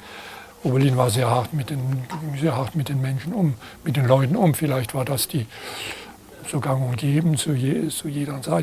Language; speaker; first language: German; non-native, fluent; French